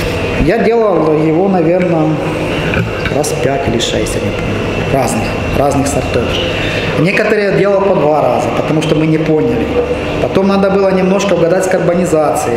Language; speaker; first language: Russian; native; Russian